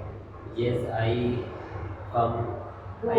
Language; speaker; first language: English; non-native, learner; Hindi